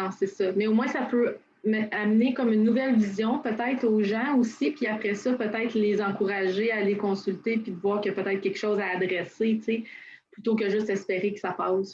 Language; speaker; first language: French; native; French